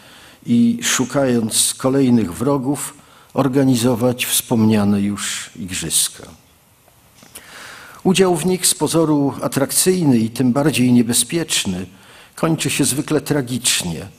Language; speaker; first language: Polish; native; Polish